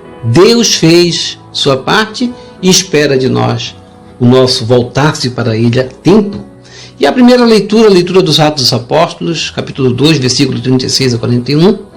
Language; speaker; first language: Portuguese; native; Portuguese